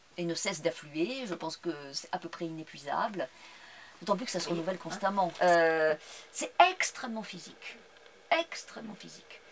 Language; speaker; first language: French; native; French